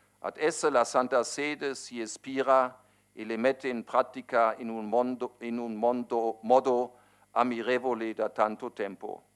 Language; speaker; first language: Italian; non-native, fluent; German